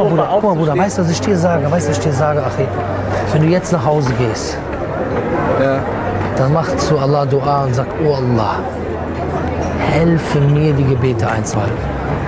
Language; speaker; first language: German; native; German